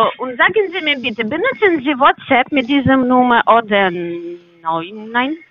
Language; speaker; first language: German; non-native, learner; Russian